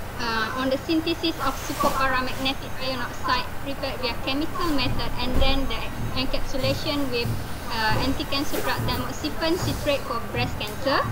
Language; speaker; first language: English; non-native, local second language; Malay